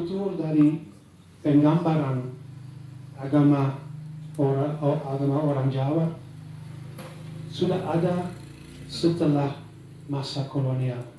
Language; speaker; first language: Indonesian; non-native, learner; Dutch